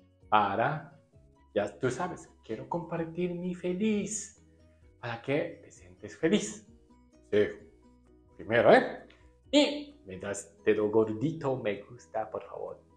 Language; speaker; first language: Spanish; non-native, learner; Japanese